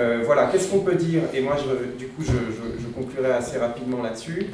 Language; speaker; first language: French; native; French